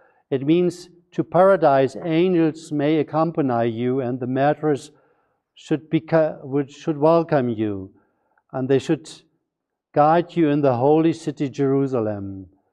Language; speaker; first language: English; non-native, fluent; German